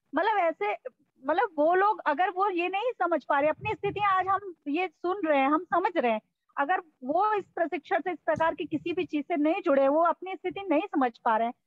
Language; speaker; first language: Hindi; native; Hindi